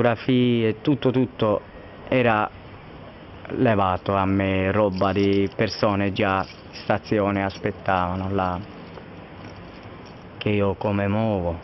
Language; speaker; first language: Italian; non-native, learner; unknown